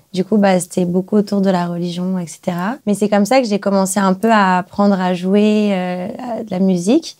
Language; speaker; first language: French; early bilingual, other home language; Portuguese